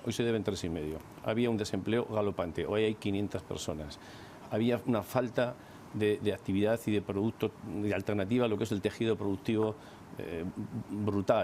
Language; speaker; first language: Spanish; native; Spanish